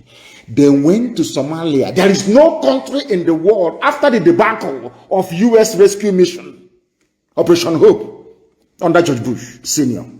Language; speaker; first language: English; non-native, local second language; Igbo